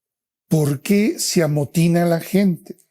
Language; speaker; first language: Spanish; native; Spanish